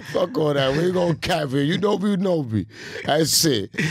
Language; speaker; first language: English; early bilingual, other home language; Spanish